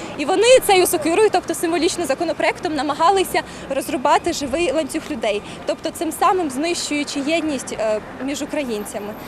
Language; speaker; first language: Ukrainian; native; Ukrainian